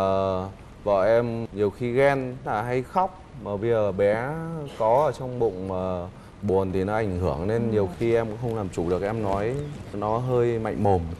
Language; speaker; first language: Vietnamese; native; Vietnamese